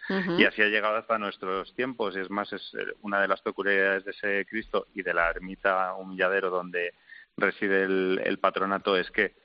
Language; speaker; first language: Spanish; native; Spanish